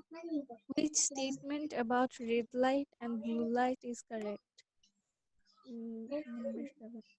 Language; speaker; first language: English; non-native, local second language; Bangla